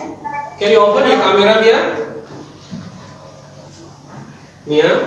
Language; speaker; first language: English; non-native, learner; Indonesian